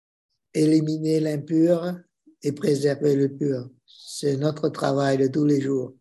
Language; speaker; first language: French; non-native, fluent; Vietnamese